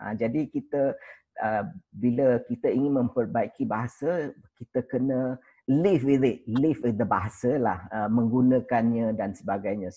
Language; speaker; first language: Malay; native; Malay